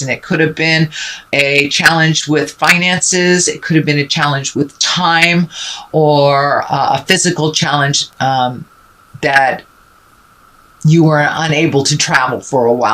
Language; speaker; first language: English; native; English